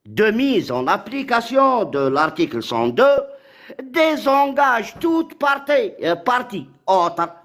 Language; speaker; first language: French; non-native, local second language; Arabic